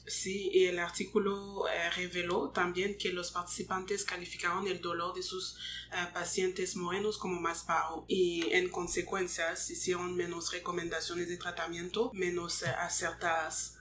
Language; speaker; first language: Spanish; non-native, fluent; French